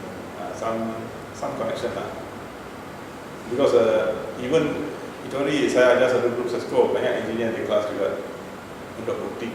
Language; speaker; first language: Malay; non-native, local second language; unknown